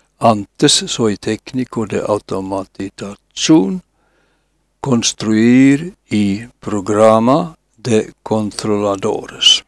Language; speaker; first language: Spanish; non-native, learner; Finnish